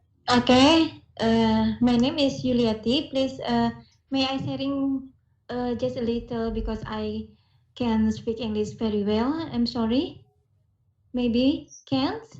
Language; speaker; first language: English; non-native, learner; Indonesian